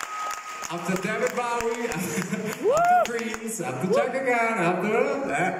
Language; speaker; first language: English; non-native, learner; Italian